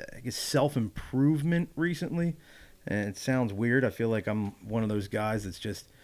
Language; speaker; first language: English; native; English